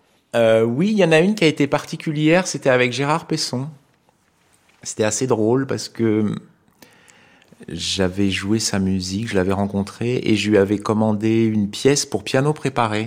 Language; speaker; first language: French; native; French